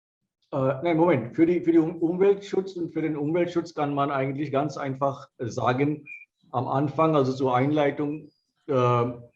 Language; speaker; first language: German; non-native, fluent; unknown